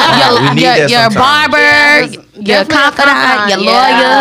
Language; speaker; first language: English; native; English